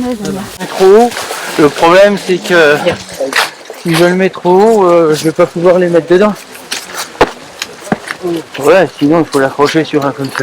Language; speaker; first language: French; native; French